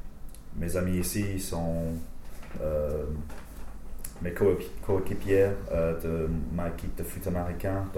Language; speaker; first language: French; non-native, fluent; English